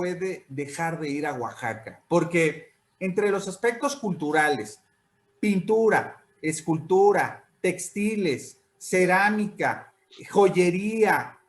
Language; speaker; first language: Spanish; native; Spanish